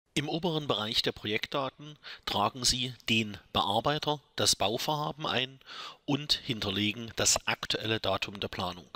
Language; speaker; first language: German; native; German